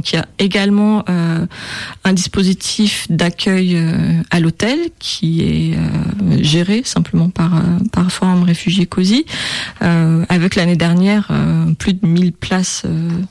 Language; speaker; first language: French; native; French